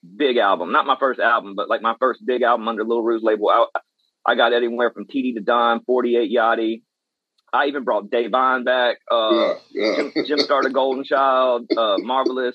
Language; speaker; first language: English; native; English